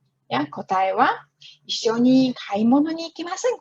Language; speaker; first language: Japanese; non-native, fluent; Chinese